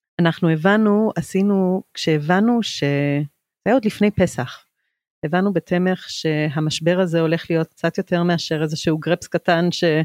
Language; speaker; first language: Hebrew; early bilingual, other home language; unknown